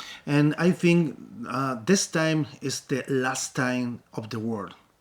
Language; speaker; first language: English; non-native, learner; Spanish